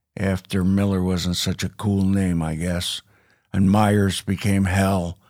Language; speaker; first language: English; native; English